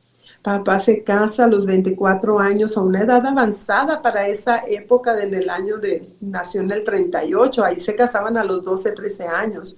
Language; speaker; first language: Spanish; native; Spanish